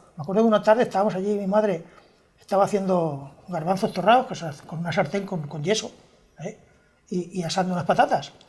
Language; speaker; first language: Spanish; native; Spanish